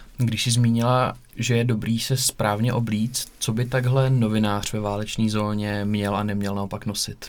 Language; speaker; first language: Czech; native; Czech